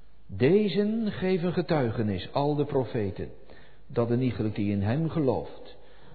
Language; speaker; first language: Dutch; native; Dutch